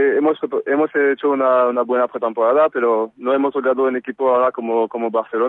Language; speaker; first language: Spanish; non-native, fluent; French